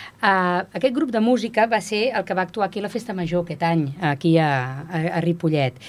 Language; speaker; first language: Catalan; native; Catalan